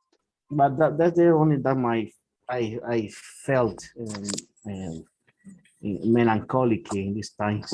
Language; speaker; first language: English; non-native, learner; Spanish